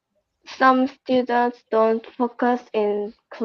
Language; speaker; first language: English; non-native, learner; Korean